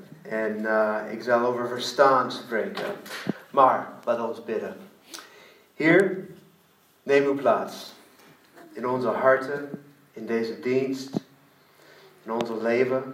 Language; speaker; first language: Dutch; non-native, learner; English